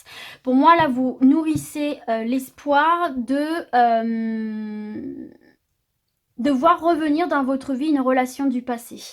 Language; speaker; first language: French; native; French